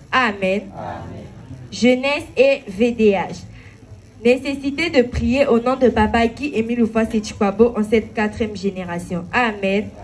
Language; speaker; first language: French; non-native, local second language; Lingala